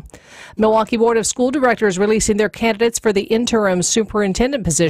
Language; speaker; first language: English; native; English